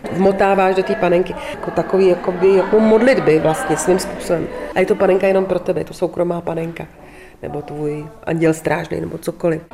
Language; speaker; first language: Czech; native; Czech